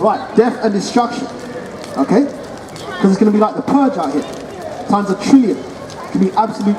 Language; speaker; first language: English; native; English